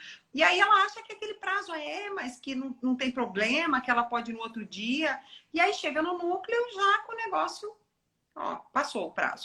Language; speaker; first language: Portuguese; native; Portuguese